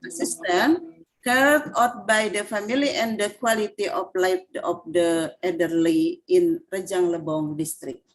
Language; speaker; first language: English; non-native, fluent; Indonesian